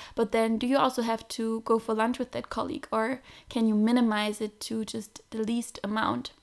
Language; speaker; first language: English; non-native, fluent; German